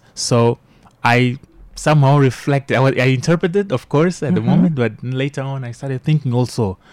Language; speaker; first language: English; non-native, fluent; Portuguese